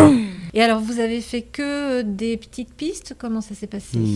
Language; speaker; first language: French; native; French